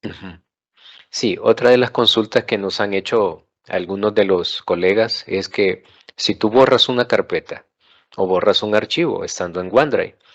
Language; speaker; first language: Spanish; native; Spanish